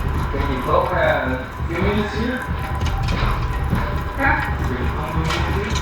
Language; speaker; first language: English; non-native, learner; Spanish